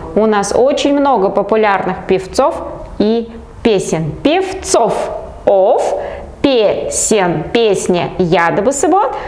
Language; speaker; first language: Russian; non-native, local second language; Kazakh